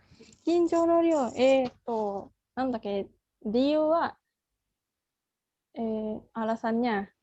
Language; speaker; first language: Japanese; non-native, fluent; Indonesian